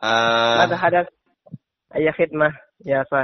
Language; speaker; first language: Arabic; non-native, fluent; Indonesian